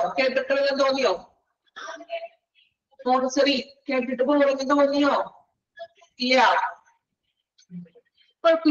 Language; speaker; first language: Malayalam; native; Malayalam